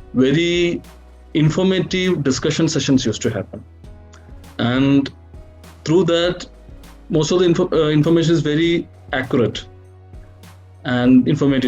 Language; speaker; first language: English; non-native, local second language; Malayalam